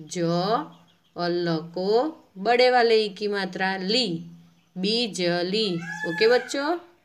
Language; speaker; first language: Hindi; non-native, local second language; Gujarati